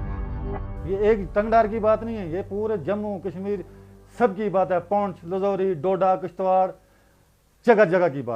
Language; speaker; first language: Hindi; non-native, local second language; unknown